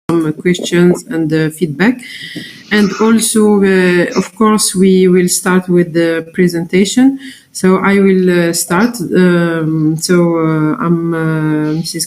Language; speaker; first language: English; non-native, fluent; Arabic